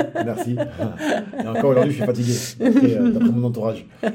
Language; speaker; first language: French; native; French